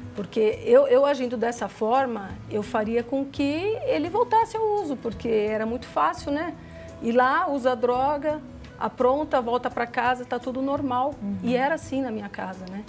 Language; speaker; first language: Portuguese; native; Portuguese